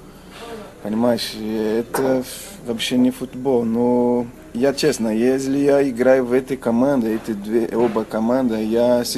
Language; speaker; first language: Russian; non-native, learner; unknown